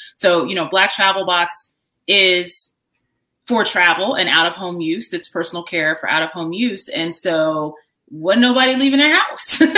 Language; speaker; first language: English; native; English